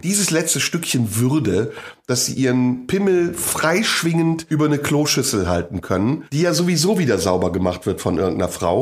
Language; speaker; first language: German; native; German